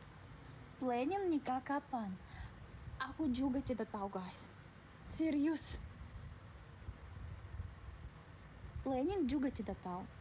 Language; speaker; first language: Indonesian; non-native, learner; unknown